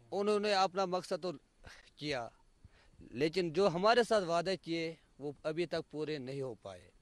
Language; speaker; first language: Hindi; non-native, local second language; Kashmiri